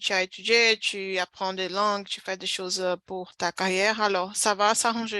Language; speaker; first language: French; non-native, fluent; Portuguese